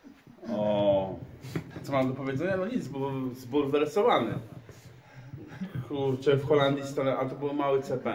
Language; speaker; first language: Polish; native; Polish